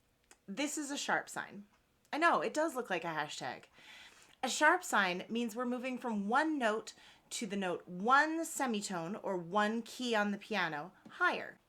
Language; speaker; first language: English; native; English